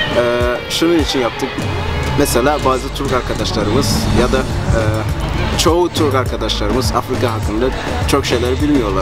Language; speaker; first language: Turkish; non-native, fluent; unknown